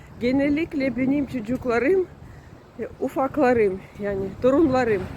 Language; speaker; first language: Turkish; non-native, learner; Russian